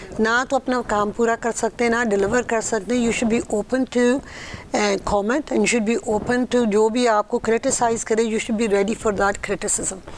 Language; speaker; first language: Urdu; early bilingual, heritage; Urdu